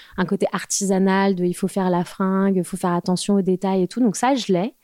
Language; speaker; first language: French; native; French